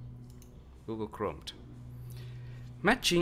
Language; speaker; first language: English; non-native, fluent; Vietnamese